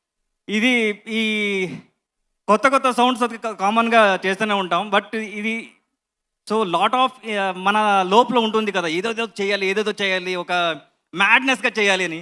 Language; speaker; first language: Telugu; non-native, learner; Kannada